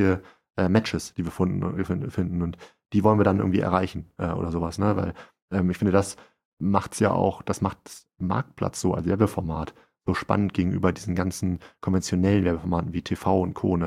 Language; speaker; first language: German; native; German